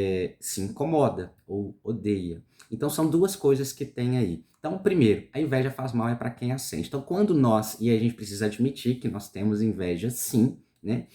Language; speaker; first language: Portuguese; native; Portuguese